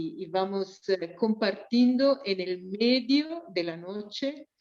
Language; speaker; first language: Spanish; non-native, fluent; Portuguese